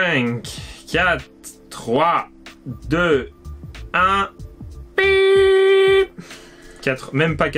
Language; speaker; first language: French; native; French